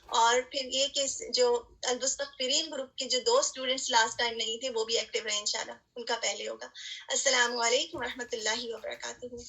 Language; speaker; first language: Urdu; native; Urdu